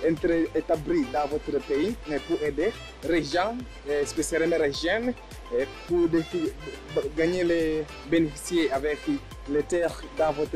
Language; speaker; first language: French; non-native, learner; Swahili